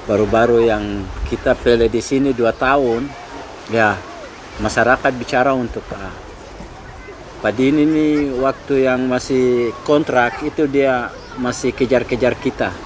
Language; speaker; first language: Indonesian; non-native, local second language; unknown